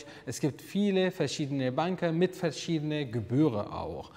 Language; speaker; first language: German; non-native, learner; Arabic